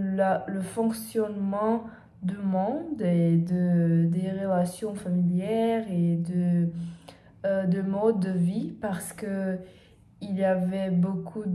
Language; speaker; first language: French; non-native, learner; Portuguese